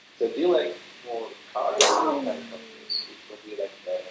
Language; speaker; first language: English; non-native, learner; Chinese